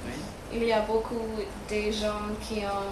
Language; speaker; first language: French; non-native, learner; English